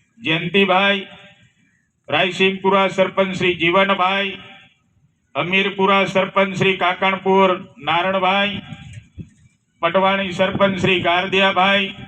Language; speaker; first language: Gujarati; non-native, local second language; Rathawi